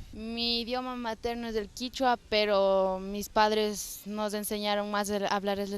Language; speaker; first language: Spanish; non-native, local second language; Quechua